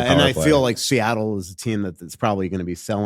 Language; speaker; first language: English; native; English